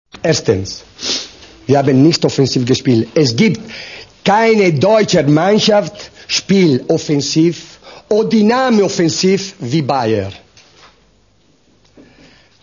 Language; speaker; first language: German; non-native, learner; Italian